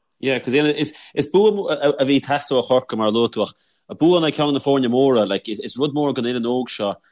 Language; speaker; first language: Irish; native; Irish